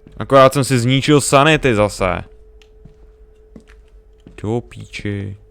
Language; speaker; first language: Czech; native; Czech